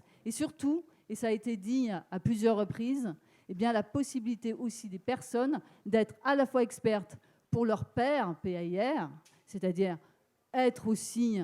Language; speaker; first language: French; native; French